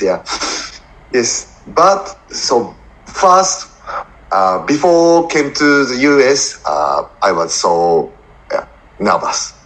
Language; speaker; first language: English; non-native, learner; Japanese